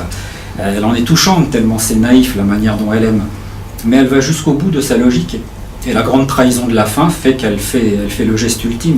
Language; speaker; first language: French; native; French